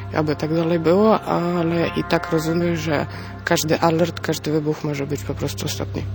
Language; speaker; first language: Polish; non-native, fluent; Ukrainian